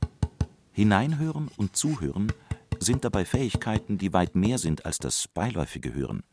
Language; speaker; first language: German; native; German